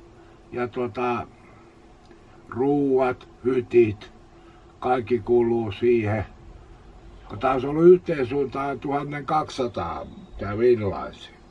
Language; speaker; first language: Finnish; native; Finnish